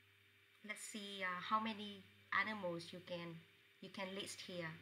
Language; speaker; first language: English; non-native, fluent; Vietnamese